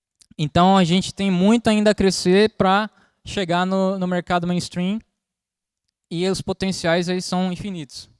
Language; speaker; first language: Portuguese; native; Portuguese